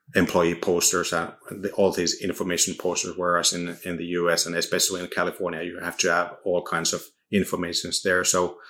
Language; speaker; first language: English; non-native, fluent; Finnish